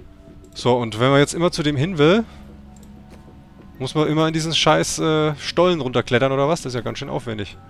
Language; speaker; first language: German; native; German